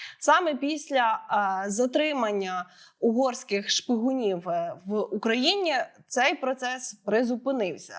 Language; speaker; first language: Ukrainian; native; Ukrainian